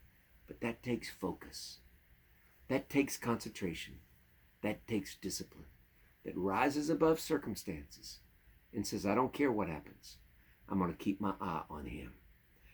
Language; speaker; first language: English; native; English